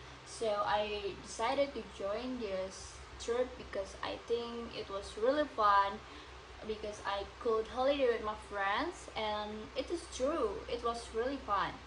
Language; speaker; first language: English; non-native, learner; Indonesian